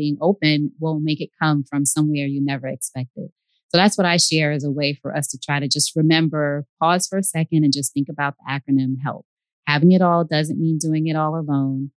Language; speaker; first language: English; native; English